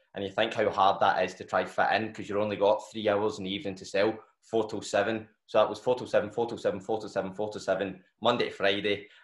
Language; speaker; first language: English; native; English